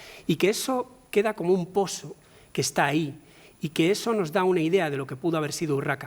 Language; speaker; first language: Spanish; native; Spanish